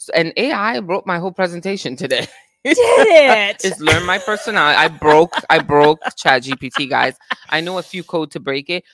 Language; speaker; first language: English; non-native, fluent; Italian